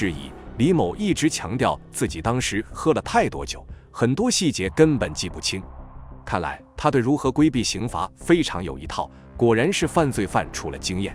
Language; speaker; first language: Chinese; native; Chinese